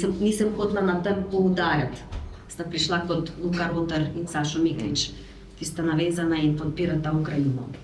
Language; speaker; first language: Slovenian; non-native, fluent; Ukrainian